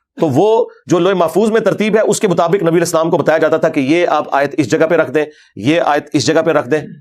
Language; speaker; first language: Urdu; non-native, local second language; Punjabi